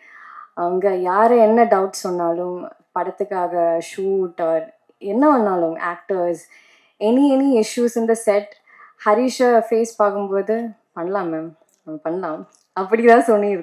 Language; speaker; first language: Tamil; non-native, learner; Malayalam